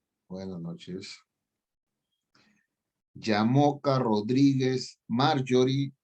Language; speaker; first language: Spanish; native; Spanish